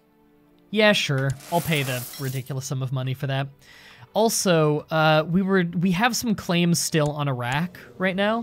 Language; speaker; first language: English; native; English